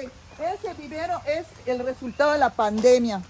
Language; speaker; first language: Spanish; native; Spanish